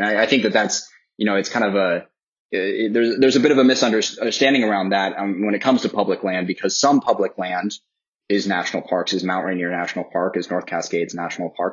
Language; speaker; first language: English; native; English